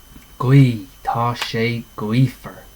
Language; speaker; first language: Irish; non-native, local second language; English